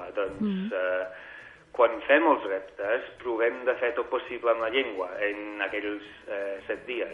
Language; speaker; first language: Catalan; non-native, fluent; English